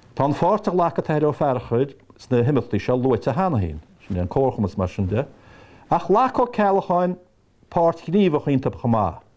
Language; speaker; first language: Irish; native; Irish